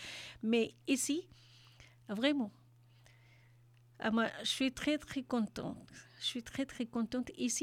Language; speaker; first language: French; non-native, learner; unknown